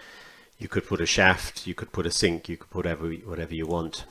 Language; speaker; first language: English; native; English